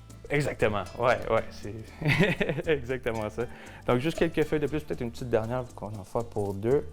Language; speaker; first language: French; native; French